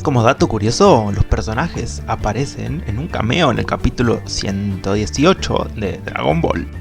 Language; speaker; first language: Spanish; native; Spanish